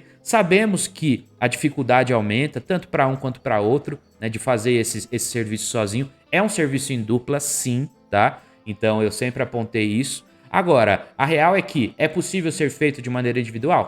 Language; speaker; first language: Portuguese; native; Portuguese